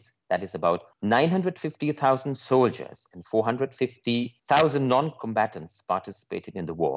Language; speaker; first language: English; non-native, local second language; Nepali